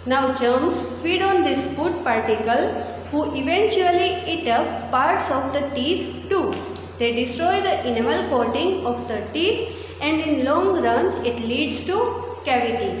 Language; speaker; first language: English; non-native, local second language; Gujarati